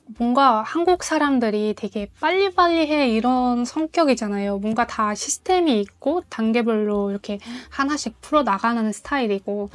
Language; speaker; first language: Korean; non-native, fluent; Mongolian